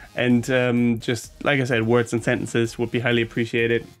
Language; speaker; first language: English; non-native, fluent; German